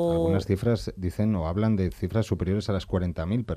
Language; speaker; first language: Spanish; native; Spanish